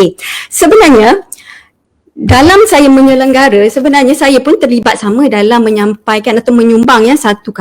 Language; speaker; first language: Malay; native; Malay